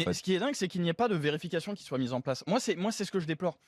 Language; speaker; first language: French; native; French